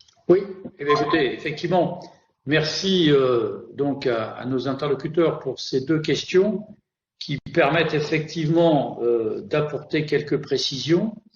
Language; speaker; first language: French; native; French